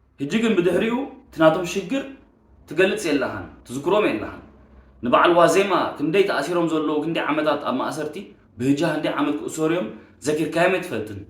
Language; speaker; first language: Tigrinya; early bilingual, heritage; Tigrinya